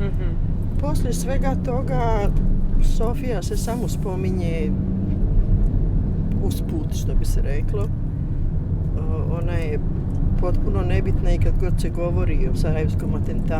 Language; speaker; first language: Bosnian; native; Bosnian